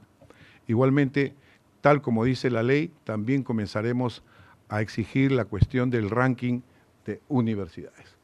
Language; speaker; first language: Spanish; native; Spanish